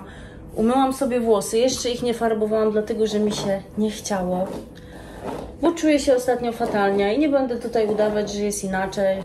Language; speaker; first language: Polish; native; Polish